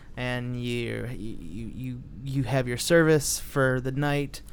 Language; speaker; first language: English; native; English